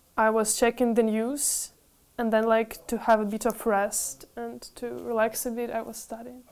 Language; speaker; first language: English; non-native, fluent; Ukrainian